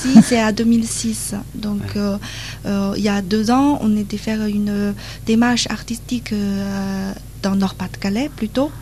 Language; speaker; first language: French; non-native, learner; Chinese